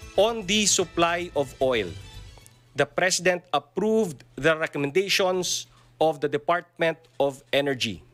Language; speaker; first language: English; non-native, local second language; Filipino